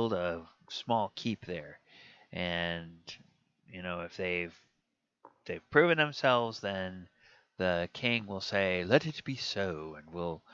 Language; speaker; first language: English; native; English